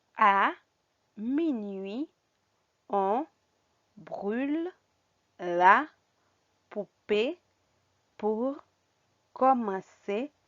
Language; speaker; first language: French; non-native, fluent; Spanish